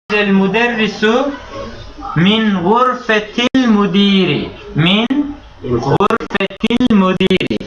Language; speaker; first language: Arabic; non-native, fluent; Turkish